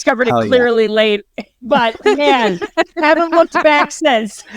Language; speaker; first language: English; native; English